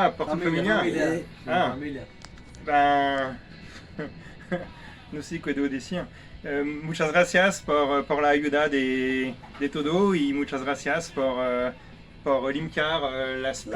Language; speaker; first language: Spanish; non-native, learner; French